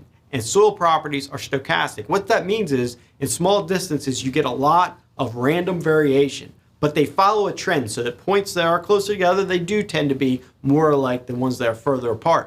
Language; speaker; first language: English; native; English